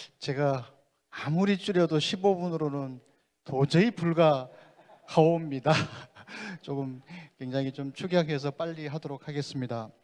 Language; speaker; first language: Korean; native; Korean